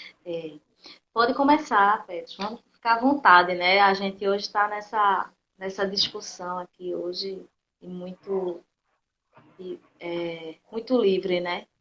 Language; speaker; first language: Portuguese; native; Portuguese